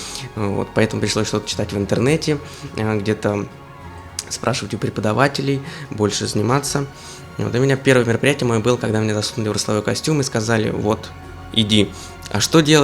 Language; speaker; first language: Russian; native; Russian